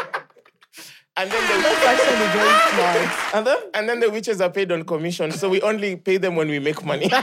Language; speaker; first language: English; non-native, local second language; Swahili